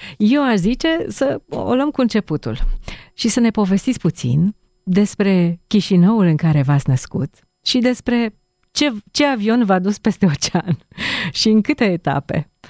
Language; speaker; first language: Romanian; native; Romanian